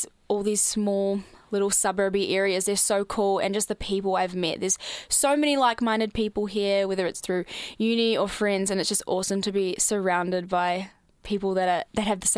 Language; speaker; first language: English; native; English